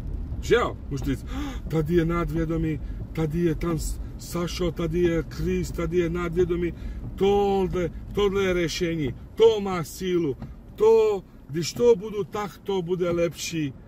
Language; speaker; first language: Czech; non-native, fluent; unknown